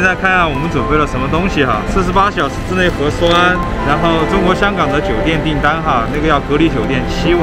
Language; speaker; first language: Chinese; native; Chinese